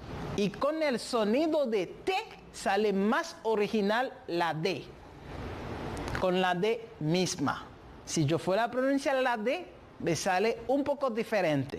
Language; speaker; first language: Spanish; non-native, fluent; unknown